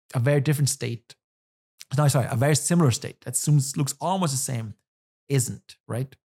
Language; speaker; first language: English; non-native, fluent; German